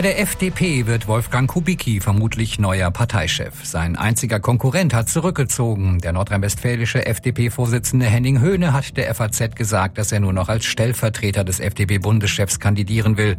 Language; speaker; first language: German; native; German